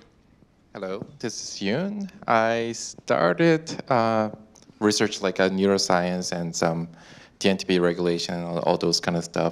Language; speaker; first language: English; non-native, fluent; Korean